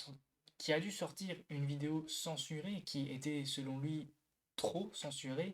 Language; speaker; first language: French; native; French